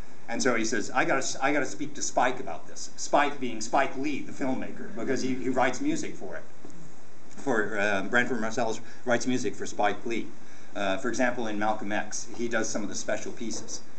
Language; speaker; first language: English; native; English